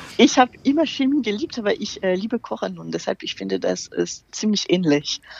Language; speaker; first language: German; non-native, fluent; French